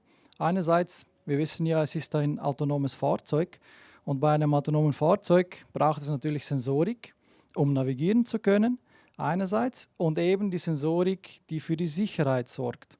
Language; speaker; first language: German; native; German